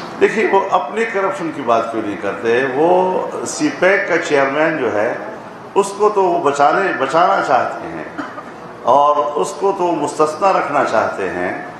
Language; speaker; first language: Urdu; non-native, local second language; Pashto